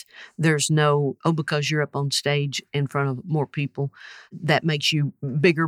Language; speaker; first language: English; native; English